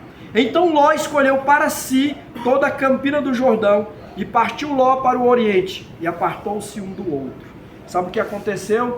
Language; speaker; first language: Portuguese; native; Portuguese